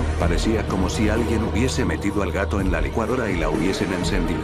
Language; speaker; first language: Spanish; native; Spanish